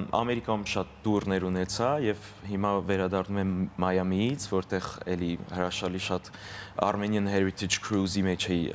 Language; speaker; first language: Armenian; early bilingual, heritage; Armenian